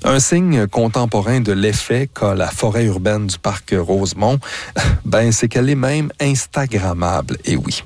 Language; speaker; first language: French; native; French